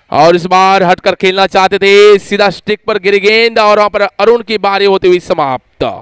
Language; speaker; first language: Hindi; native; Hindi